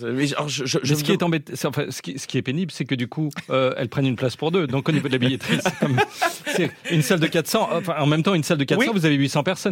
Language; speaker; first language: French; native; French